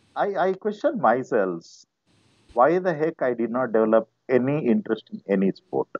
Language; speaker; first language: English; non-native, local second language; Telugu